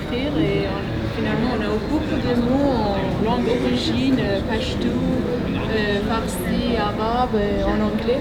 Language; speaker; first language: French; non-native, fluent; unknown